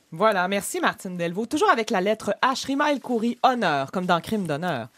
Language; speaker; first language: French; native; French